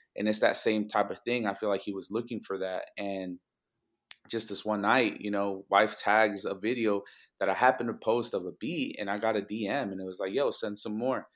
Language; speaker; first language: English; early bilingual, other home language; Spanish